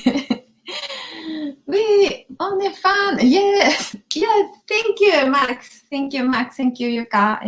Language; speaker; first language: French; non-native, learner; Japanese